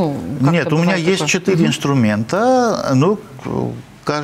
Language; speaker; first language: Russian; non-native, fluent; Armenian